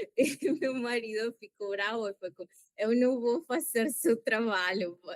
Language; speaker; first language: Portuguese; non-native, learner; Spanish